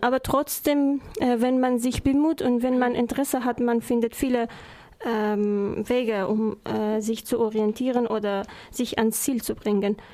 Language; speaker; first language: German; non-native, learner; Persian